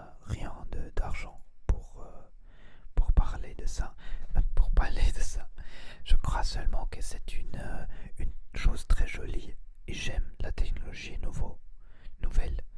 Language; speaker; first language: French; non-native, learner; Spanish